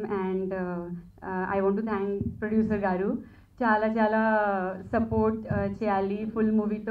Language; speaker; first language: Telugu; non-native, learner; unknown